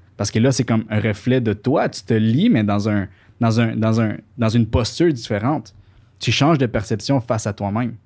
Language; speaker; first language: French; early bilingual, other home language; Spanish